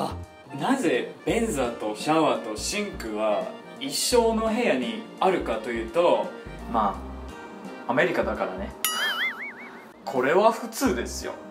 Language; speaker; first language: Japanese; non-native, fluent; English